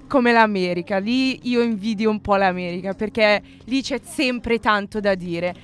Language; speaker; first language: Italian; early bilingual, other home language; Arabic